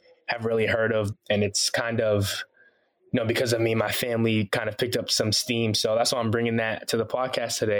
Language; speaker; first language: English; early bilingual, other home language; Haitian Creole